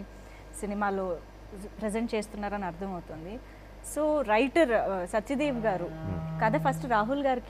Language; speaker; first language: Telugu; native; Telugu